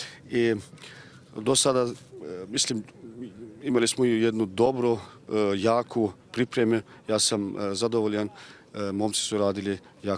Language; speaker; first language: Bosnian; non-native, learner; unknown